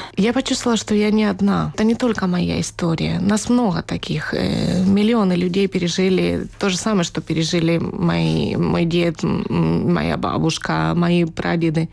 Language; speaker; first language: Russian; native; Russian